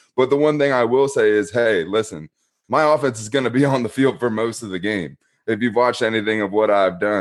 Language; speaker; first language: English; native; English